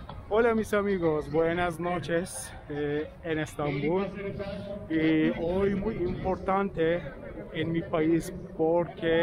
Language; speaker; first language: Spanish; non-native, learner; Turkish